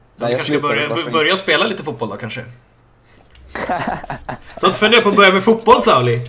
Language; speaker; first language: Swedish; native; Swedish